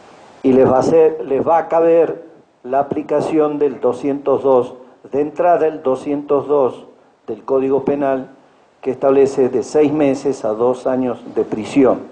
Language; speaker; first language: Spanish; native; Spanish